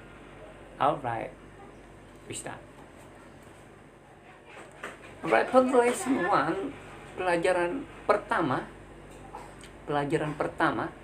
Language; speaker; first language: English; non-native, learner; Indonesian